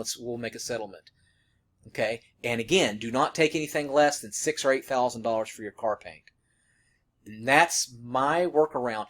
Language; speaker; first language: English; native; English